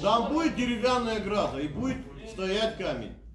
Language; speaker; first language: Russian; native; Russian